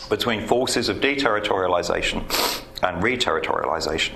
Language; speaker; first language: English; native; English